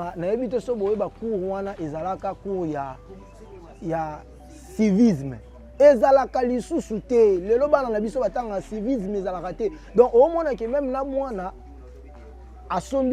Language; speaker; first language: Lingala; native; Lingala